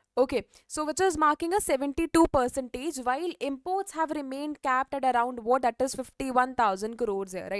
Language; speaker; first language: English; non-native, local second language; Hindi